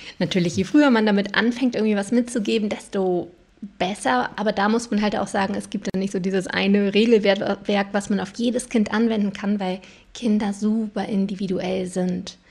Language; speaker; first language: German; native; German